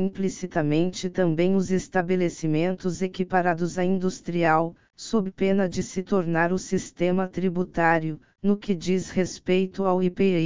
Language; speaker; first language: Portuguese; native; Portuguese